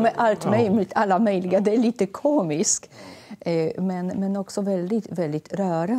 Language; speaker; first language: Swedish; non-native, fluent; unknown